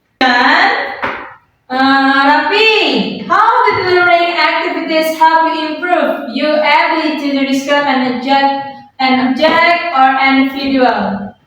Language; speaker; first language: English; non-native, fluent; Indonesian